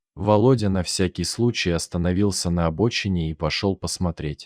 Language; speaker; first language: Russian; native; Russian